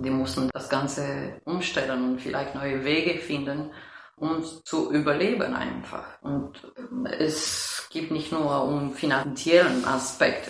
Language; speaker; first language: German; non-native, fluent; Romanian